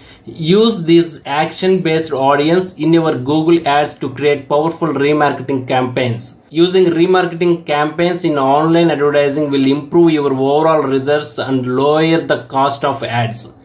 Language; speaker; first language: English; non-native, local second language; Telugu